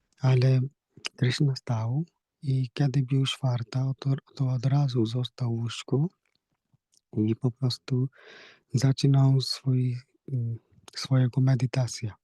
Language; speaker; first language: Polish; non-native, learner; Hindi